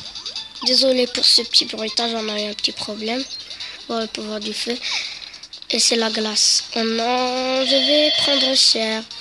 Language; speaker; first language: French; native; French